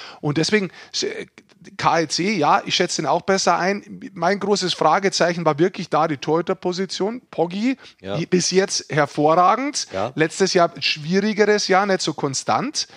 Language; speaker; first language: German; native; German